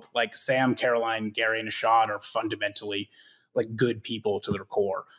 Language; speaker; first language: English; native; English